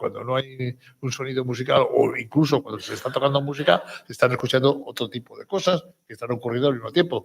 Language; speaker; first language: Spanish; native; Spanish